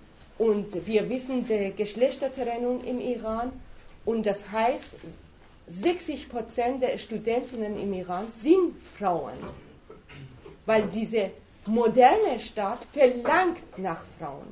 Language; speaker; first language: German; non-native, fluent; Persian